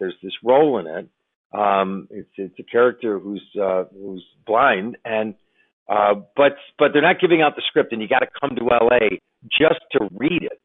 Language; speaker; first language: English; native; English